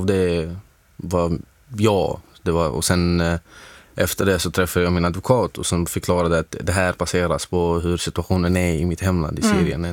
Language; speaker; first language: Swedish; non-native, fluent; Arabic